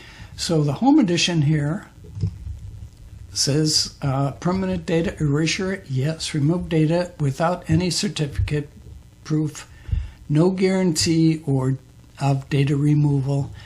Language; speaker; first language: English; native; English